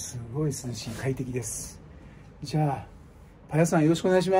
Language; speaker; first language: Japanese; native; Japanese